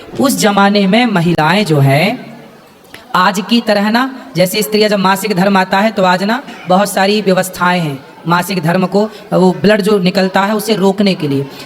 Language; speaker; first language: Hindi; native; Hindi